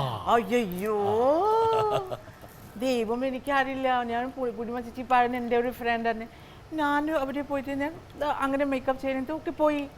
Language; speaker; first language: Malayalam; non-native, learner; Assamese